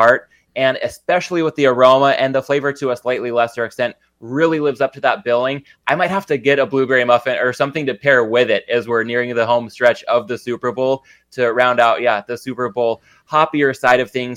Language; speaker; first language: English; native; English